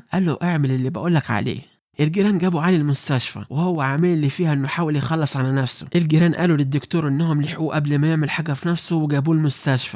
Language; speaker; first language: Arabic; native; Arabic